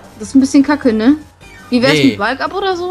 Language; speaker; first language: German; native; German